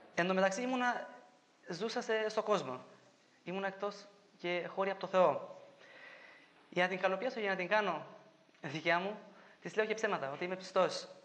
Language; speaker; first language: Greek; non-native, fluent; Albanian